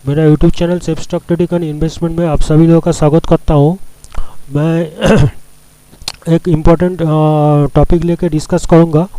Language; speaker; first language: Hindi; non-native, local second language; Bangla